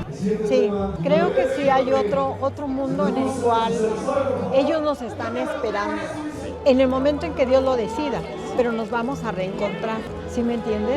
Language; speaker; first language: Spanish; native; Spanish